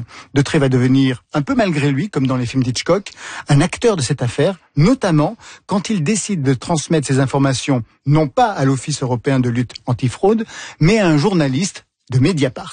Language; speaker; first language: French; native; French